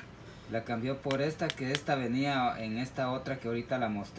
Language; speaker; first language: Spanish; native; Spanish